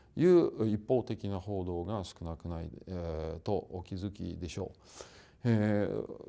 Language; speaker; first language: Japanese; non-native, fluent; Russian